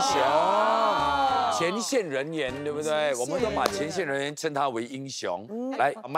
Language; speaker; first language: Chinese; native; Chinese